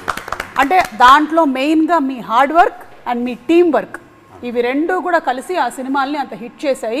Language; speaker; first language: Telugu; native; Telugu